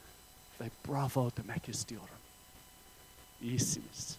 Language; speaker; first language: Turkish; non-native, fluent; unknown